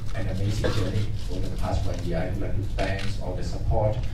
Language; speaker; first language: English; non-native, fluent; Thai